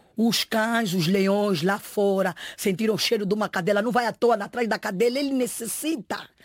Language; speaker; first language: Portuguese; native; Portuguese